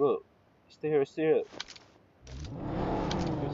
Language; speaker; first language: English; non-native, learner; Nepali